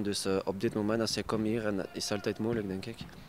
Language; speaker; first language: Dutch; non-native, learner; French